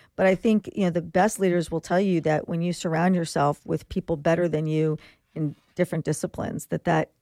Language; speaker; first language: English; native; English